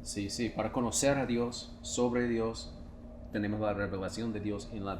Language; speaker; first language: Spanish; non-native, fluent; English